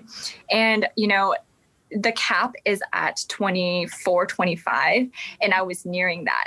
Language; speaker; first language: English; native; English